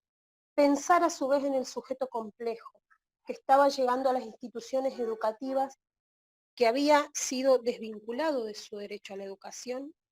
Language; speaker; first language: Spanish; native; Spanish